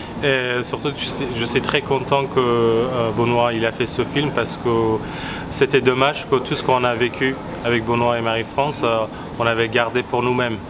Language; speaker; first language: French; non-native, fluent; Persian